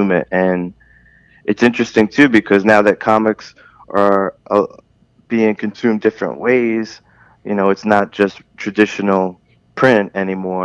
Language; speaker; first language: English; native; English